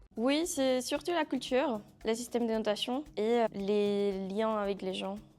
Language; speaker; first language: French; non-native, fluent; Spanish